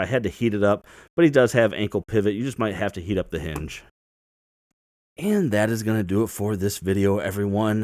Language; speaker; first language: English; native; English